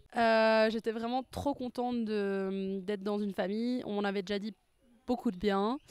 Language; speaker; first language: French; native; French